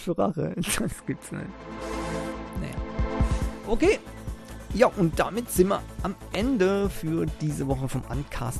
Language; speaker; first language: German; native; German